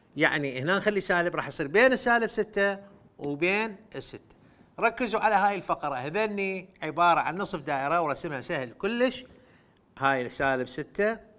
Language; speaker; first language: Arabic; non-native, local second language; Central Kurdish